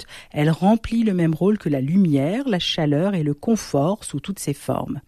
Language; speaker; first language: French; native; French